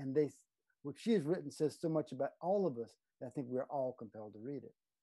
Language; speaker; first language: English; native; English